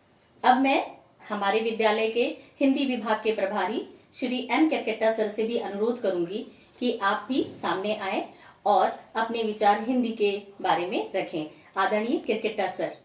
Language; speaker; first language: Hindi; native; Hindi